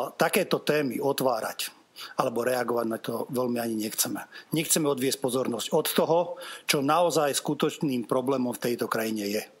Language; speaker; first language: Slovak; non-native, local second language; Hungarian